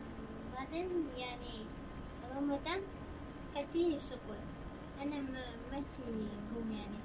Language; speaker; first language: Arabic; non-native, learner; Amharic